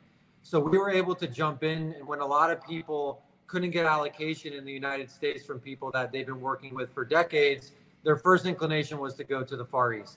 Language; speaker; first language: English; native; English